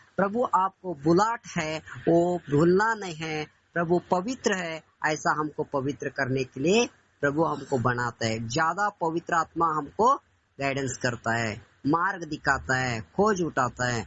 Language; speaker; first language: Hindi; non-native, local second language; Kannada